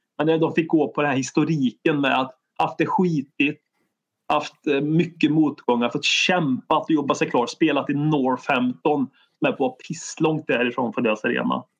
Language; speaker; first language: Swedish; native; Swedish